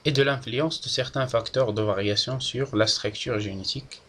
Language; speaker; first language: French; non-native, local second language; Arabic